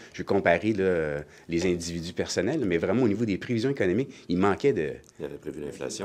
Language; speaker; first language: French; native; French